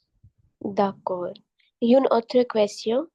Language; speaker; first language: French; non-native, learner; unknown